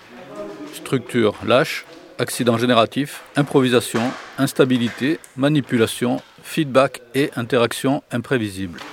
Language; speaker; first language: French; native; French